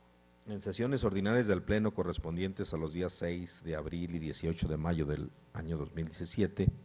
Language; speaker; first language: Spanish; native; Spanish